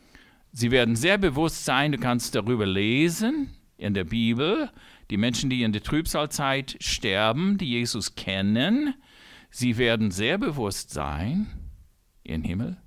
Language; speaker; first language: German; non-native, fluent; English